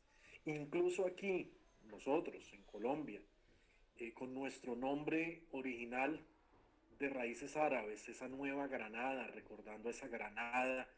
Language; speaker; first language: Spanish; native; Spanish